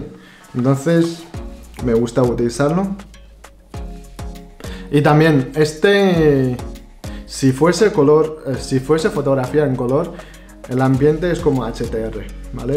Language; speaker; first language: Spanish; non-native, fluent; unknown